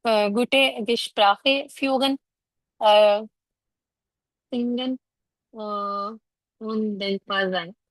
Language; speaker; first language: German; non-native, learner; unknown